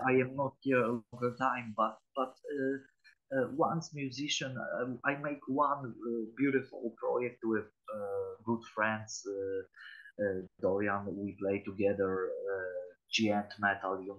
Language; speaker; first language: English; non-native, learner; Polish